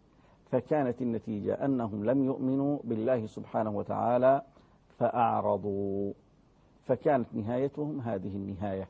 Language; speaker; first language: Arabic; native; Arabic